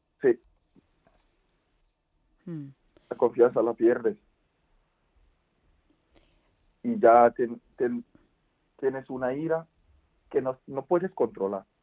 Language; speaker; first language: Spanish; non-native, fluent; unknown